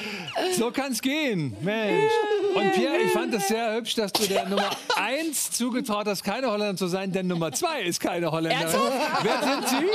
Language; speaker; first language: German; native; German